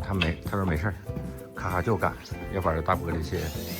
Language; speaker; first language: Chinese; native; Chinese